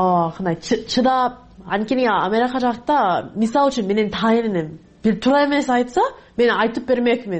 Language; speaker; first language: Kyrgyz; non-native, learner; English